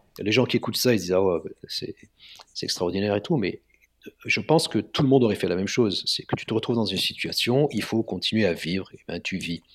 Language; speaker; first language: French; non-native, local second language; Arabic